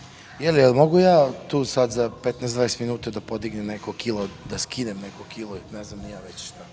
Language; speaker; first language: Bosnian; native; Bosnian